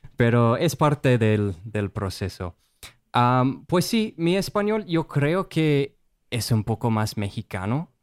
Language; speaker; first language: Spanish; non-native, fluent; English